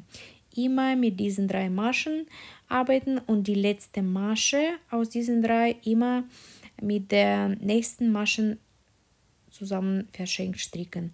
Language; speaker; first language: German; non-native, fluent; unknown